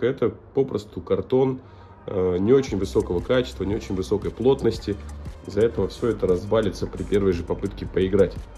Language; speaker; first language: Russian; native; Russian